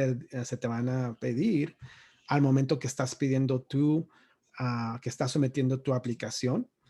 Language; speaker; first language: Spanish; native; Spanish